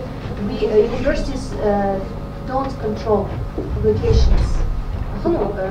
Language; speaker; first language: English; non-native, fluent; Russian